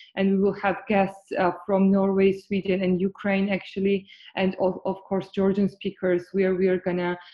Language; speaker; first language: English; non-native, fluent; Georgian